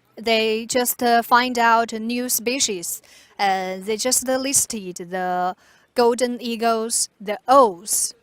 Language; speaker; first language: English; non-native, fluent; Chinese